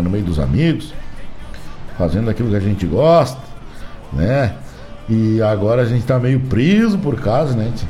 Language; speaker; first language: Portuguese; native; Portuguese